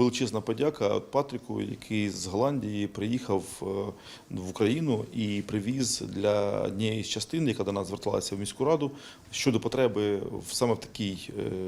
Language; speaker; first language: Ukrainian; native; Ukrainian